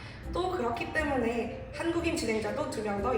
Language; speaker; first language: Korean; native; Korean